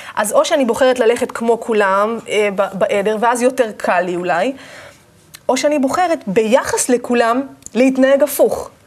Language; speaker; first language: Hebrew; native; Hebrew